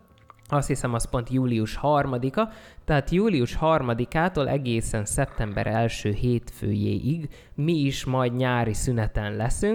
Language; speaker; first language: Hungarian; native; Hungarian